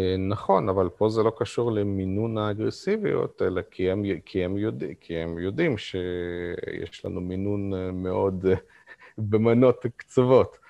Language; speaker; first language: Hebrew; non-native, fluent; Russian